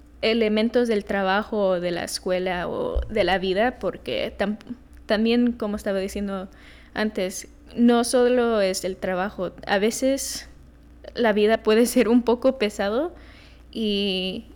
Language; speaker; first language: Spanish; early bilingual, heritage; Spanish